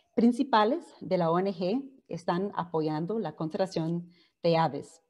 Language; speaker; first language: Spanish; non-native, fluent; English